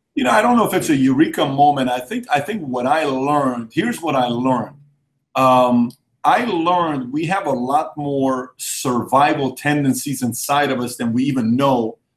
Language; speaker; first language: English; early bilingual, other home language; Persian